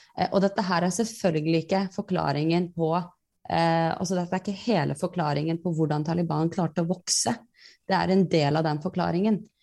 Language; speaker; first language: Norwegian; early bilingual, other home language; Persian